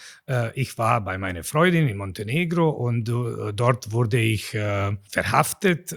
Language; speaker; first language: German; non-native, fluent; Bosnian